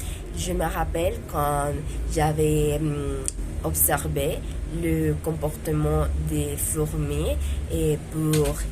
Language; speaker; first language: French; non-native, learner; Spanish